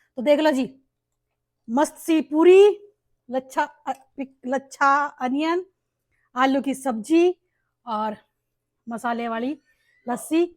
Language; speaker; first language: Hindi; native; Hindi